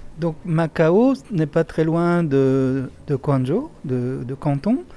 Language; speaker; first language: French; native; French